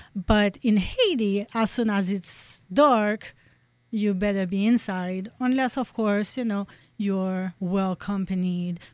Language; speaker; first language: English; non-native, fluent; French